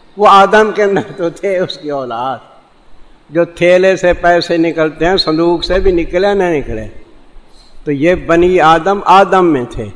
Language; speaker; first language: Urdu; non-native, local second language; Saraiki